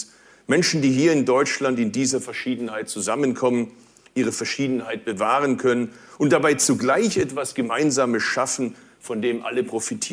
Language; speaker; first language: German; early bilingual, other home language; Turkish